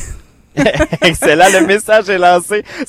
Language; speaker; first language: French; native; French